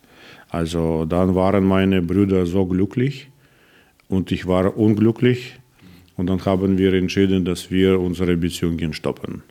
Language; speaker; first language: German; non-native, learner; Russian